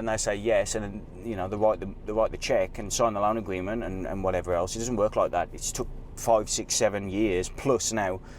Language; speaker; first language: English; native; English